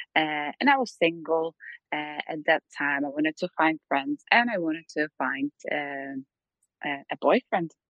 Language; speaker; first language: English; non-native, fluent; Polish